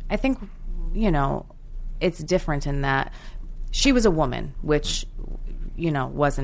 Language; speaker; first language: English; native; English